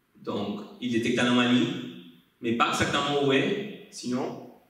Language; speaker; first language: French; non-native, fluent; Spanish